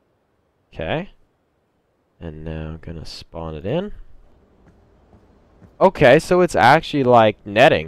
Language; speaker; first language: English; native; English